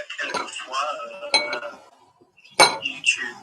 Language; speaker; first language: French; non-native, learner; English